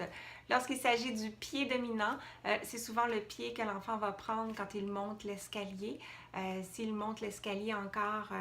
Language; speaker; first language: French; native; French